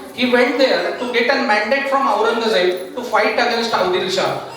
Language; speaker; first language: English; non-native, local second language; Marathi